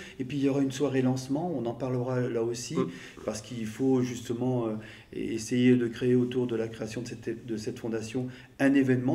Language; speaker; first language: French; native; French